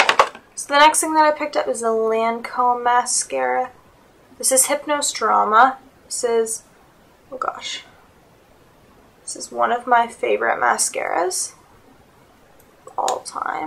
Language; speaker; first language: English; native; English